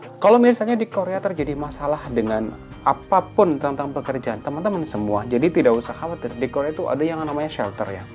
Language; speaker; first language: Indonesian; native; Indonesian